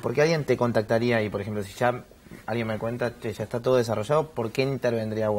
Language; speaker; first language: Spanish; native; Spanish